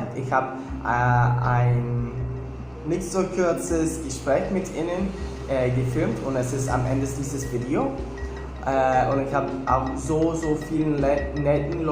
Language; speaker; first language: German; non-native, fluent; Portuguese